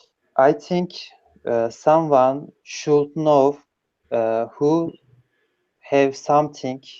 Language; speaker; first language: English; non-native, learner; Turkish